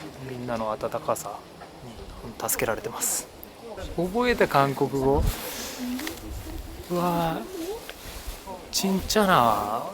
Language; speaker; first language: Japanese; native; Japanese